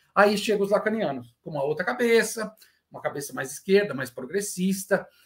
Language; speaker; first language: Portuguese; native; Portuguese